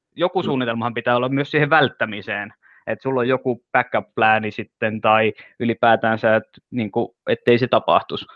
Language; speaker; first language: Finnish; native; Finnish